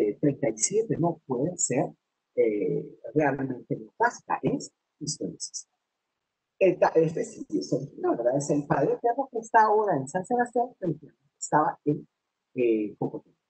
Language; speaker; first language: Spanish; native; Spanish